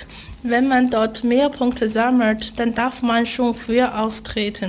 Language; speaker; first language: German; non-native, fluent; Chinese